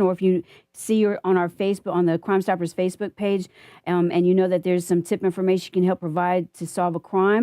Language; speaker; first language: English; native; English